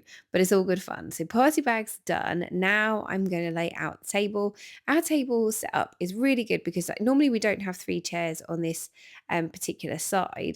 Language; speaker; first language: English; native; English